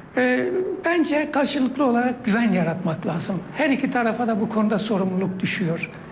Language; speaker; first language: Turkish; non-native, local second language; Kurdish